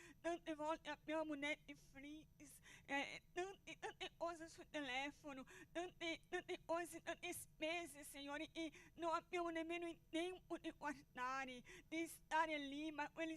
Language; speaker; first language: Italian; non-native, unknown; Portuguese